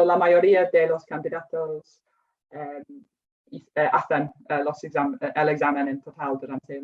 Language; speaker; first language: Spanish; non-native, fluent; English